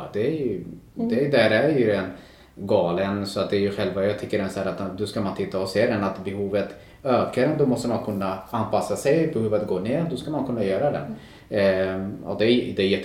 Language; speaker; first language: Swedish; non-native, local second language; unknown